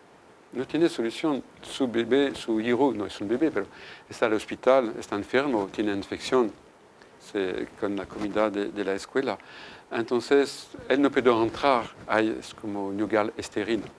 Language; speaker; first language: Spanish; non-native, fluent; French